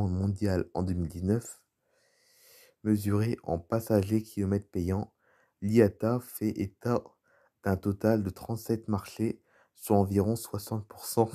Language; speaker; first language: French; native; French